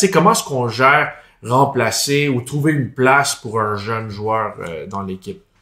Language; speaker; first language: French; native; French